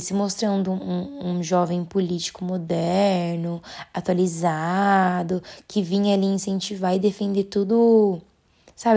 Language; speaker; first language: Portuguese; native; Portuguese